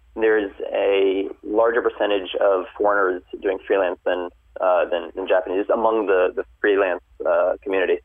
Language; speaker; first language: English; native; English